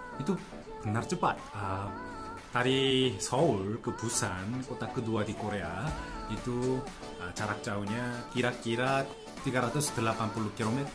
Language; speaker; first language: Indonesian; non-native, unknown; Korean